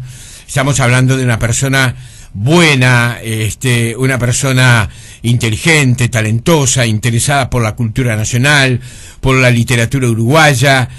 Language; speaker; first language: Spanish; native; Spanish